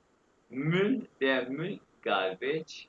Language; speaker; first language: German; non-native, fluent; Urdu